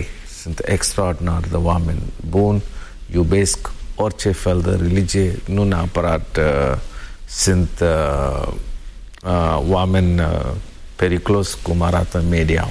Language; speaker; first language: Romanian; non-native, learner; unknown